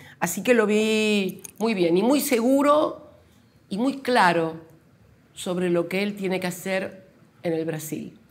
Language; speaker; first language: Spanish; native; Spanish